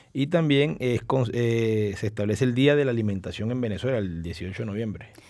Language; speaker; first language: Spanish; native; Spanish